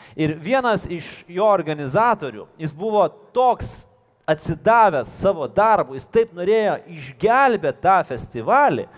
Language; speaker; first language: Lithuanian; native; Lithuanian